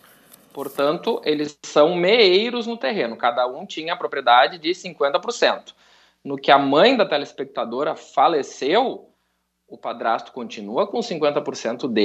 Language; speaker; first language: Portuguese; native; Portuguese